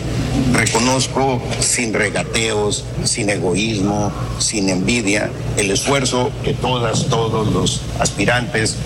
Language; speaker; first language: Spanish; native; Spanish